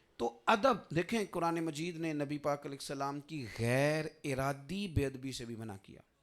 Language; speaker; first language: Urdu; non-native, local second language; Punjabi